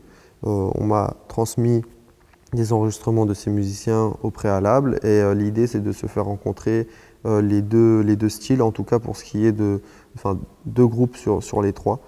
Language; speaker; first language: French; native; French